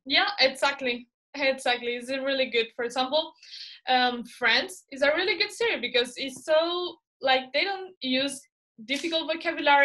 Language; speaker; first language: English; non-native, fluent; Spanish